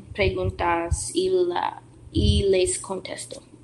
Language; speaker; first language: Spanish; non-native, learner; English